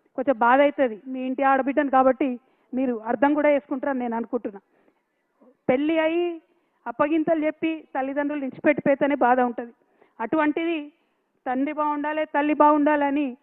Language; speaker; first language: Telugu; native; Telugu